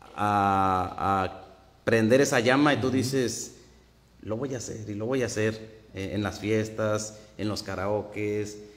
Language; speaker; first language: Spanish; native; Spanish